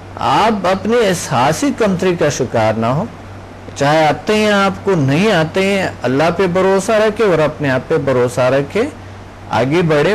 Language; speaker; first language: Urdu; non-native, local second language; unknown